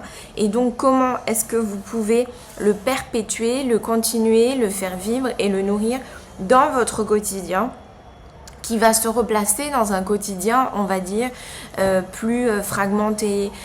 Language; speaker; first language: French; native; French